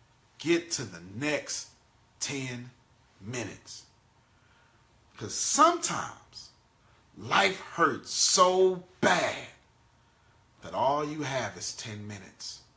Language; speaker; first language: English; native; English